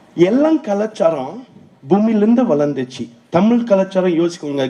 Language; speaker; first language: Tamil; non-native, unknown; English